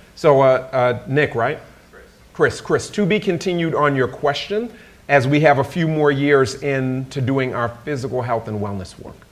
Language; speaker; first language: English; native; English